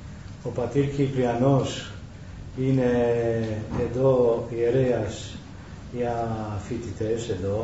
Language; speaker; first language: Greek; non-native, learner; Romanian